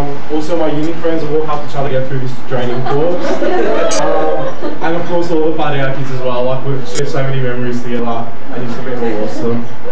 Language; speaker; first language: English; early bilingual, other home language; Greek